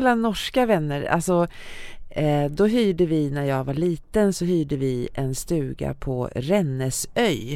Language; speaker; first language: Swedish; native; Swedish